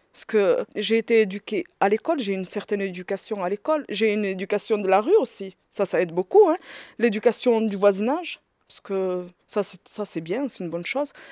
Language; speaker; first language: French; early bilingual, other home language; Riffian